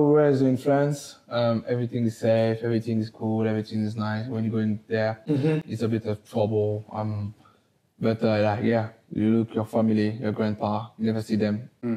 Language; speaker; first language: English; non-native, learner; French